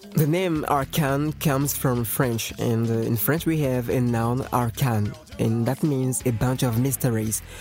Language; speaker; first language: English; non-native, fluent; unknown